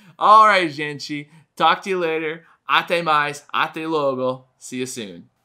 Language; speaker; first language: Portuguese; non-native, learner; English